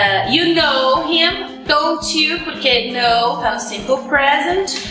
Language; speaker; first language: English; non-native, fluent; Portuguese